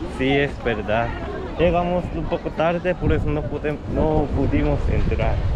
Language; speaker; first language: Spanish; non-native, learner; Korean